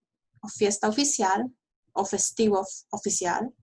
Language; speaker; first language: Spanish; early bilingual, heritage; Spanish